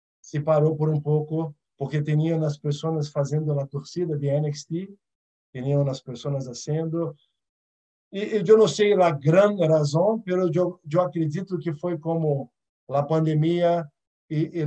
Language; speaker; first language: Portuguese; early bilingual, other home language; Arabic